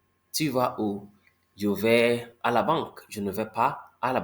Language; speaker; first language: French; non-native, fluent; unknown